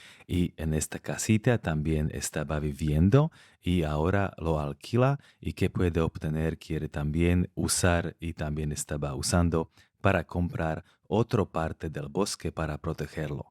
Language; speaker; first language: Spanish; non-native, fluent; Slovak